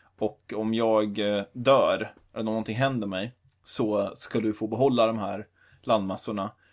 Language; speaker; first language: Swedish; native; Swedish